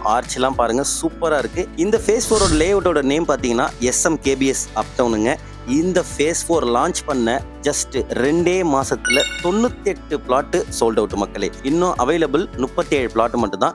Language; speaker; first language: Tamil; native; Tamil